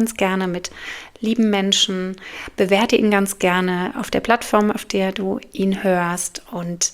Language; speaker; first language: German; native; German